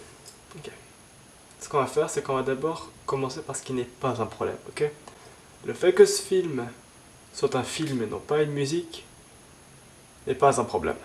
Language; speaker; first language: French; native; French